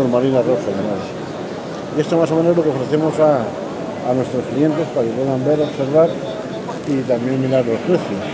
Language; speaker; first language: Spanish; native; Spanish